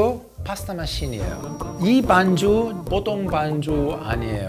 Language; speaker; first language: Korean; non-native, learner; Italian